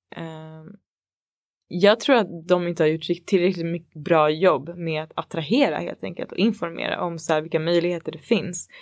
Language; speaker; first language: Swedish; early bilingual, other home language; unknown